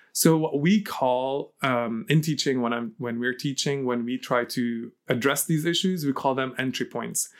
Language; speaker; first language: English; early bilingual, heritage; Arabic